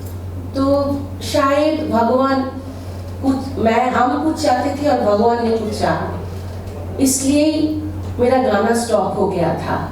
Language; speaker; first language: Hindi; non-native, local second language; Bangla